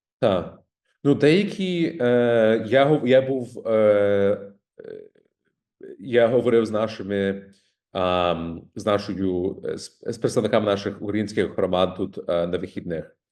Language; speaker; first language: Ukrainian; early bilingual, heritage; Ukrainian